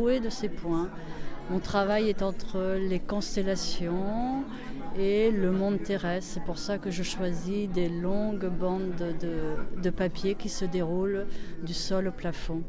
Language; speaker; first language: French; native; French